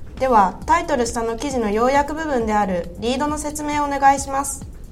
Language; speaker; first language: Japanese; native; Japanese